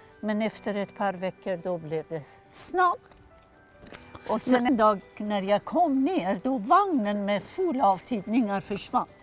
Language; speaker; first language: Swedish; non-native, fluent; Persian